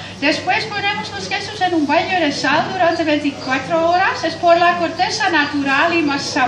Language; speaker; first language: Spanish; non-native, fluent; Dutch